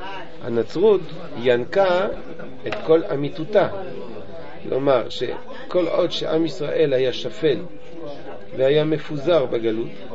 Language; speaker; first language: Hebrew; non-native, fluent; French